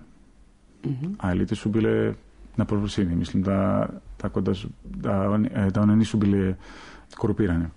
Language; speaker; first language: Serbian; non-native, fluent; Greek